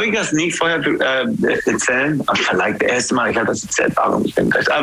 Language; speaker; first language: German; non-native, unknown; English